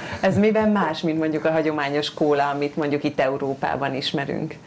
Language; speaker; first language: Hungarian; native; Hungarian